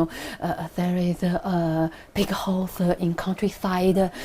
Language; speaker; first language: English; non-native, learner; Chinese